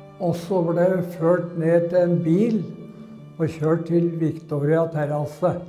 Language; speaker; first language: Norwegian; native; Norwegian